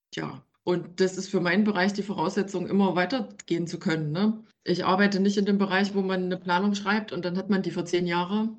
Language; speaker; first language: German; native; German